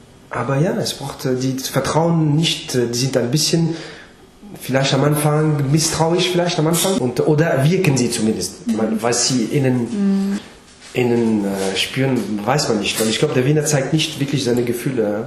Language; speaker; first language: German; non-native, fluent; French